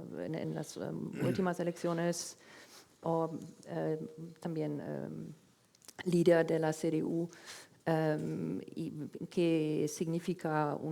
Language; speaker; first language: Spanish; non-native, fluent; German